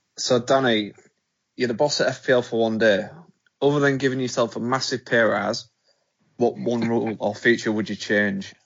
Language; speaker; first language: English; native; English